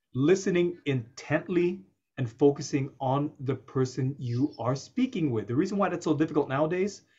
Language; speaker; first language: English; native; English